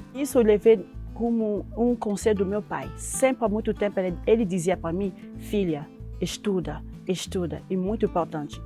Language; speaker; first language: Portuguese; non-native, fluent; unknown